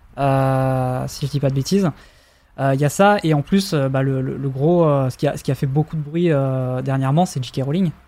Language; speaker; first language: French; native; French